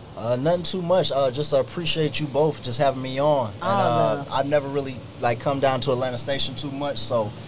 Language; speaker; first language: English; native; English